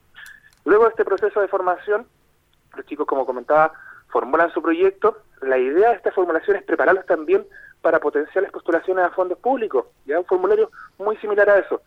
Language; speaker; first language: Spanish; native; Spanish